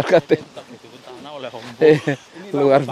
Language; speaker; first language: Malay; non-native, local second language; Javanese